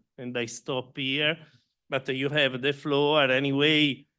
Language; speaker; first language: English; non-native, fluent; Italian